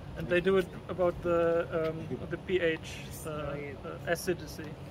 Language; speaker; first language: English; non-native, fluent; German